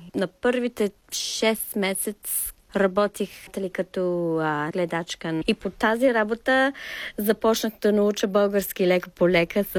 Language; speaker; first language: Bulgarian; non-native, fluent; English